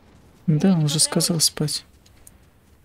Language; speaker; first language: Russian; native; Russian